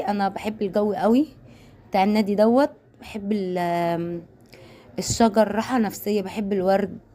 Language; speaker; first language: Arabic; native; Arabic